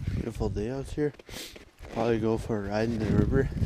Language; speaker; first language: English; native; English